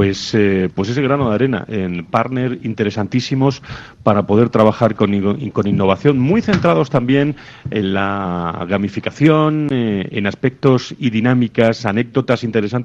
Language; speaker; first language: Spanish; native; Spanish